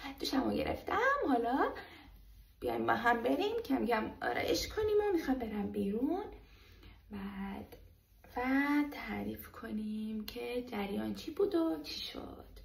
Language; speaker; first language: Persian; non-native, local second language; Azerbaijani